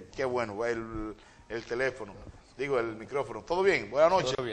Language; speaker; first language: Spanish; native; Spanish